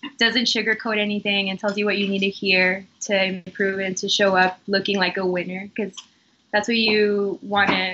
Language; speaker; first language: English; early bilingual, other home language; Spanish